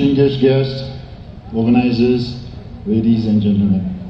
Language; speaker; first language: English; non-native, fluent; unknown